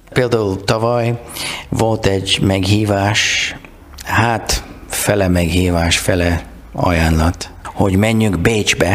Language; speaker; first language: Hungarian; non-native, learner; English